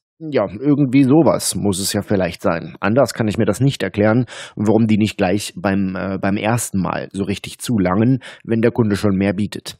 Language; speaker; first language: German; native; German